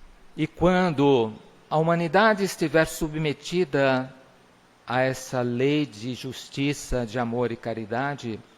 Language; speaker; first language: Portuguese; native; Portuguese